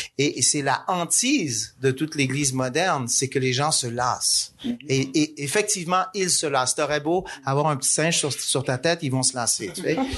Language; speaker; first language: French; native; French